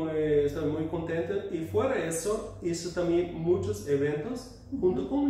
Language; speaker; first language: Spanish; non-native, fluent; Portuguese